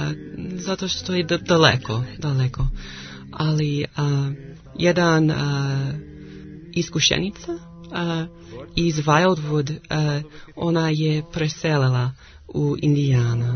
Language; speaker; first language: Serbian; non-native, learner; English